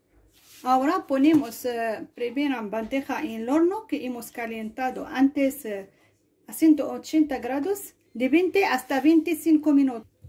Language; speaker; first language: Spanish; non-native, fluent; Arabic